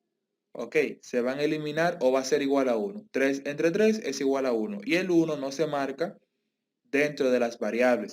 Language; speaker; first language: Spanish; native; Spanish